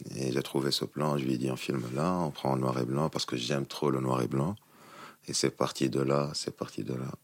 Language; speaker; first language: French; non-native, local second language; Arabic